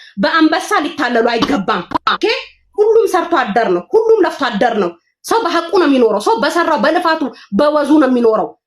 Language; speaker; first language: Amharic; non-native, local second language; Oromo